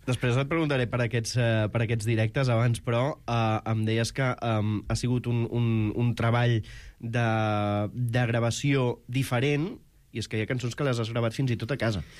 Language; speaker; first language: Catalan; native; Catalan